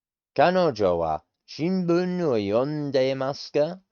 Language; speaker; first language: Japanese; non-native, learner; English